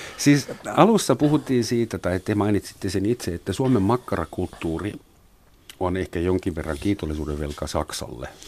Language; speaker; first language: Finnish; non-native, fluent; German